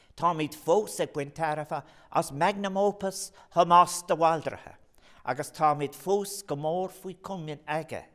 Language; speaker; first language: Irish; non-native, local second language; English